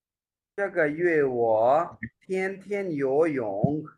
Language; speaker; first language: Chinese; non-native, fluent; Urdu